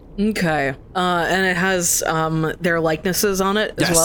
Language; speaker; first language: English; native; English